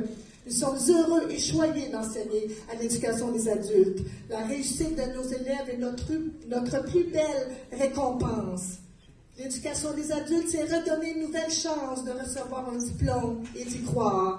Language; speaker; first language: French; native; French